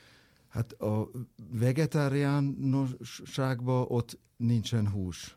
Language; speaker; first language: Hungarian; non-native, fluent; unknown